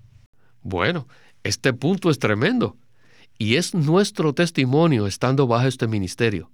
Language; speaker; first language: Spanish; native; Spanish